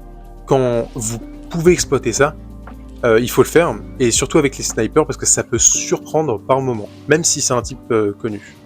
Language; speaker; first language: French; native; French